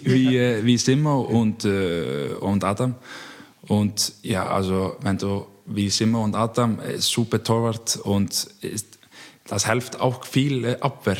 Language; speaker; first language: German; non-native, learner; Icelandic